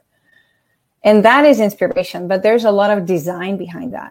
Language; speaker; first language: English; non-native, fluent; Spanish